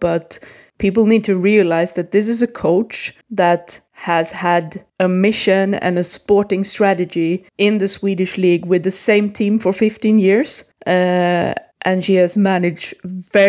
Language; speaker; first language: English; non-native, fluent; Swedish